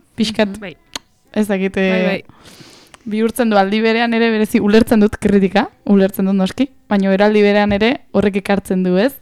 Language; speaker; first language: Basque; native; Basque